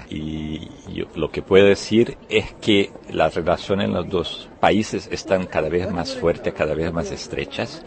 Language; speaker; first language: Spanish; non-native, fluent; Portuguese